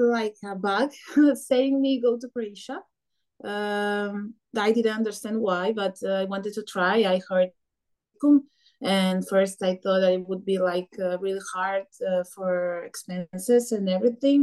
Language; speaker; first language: English; non-native, fluent; Spanish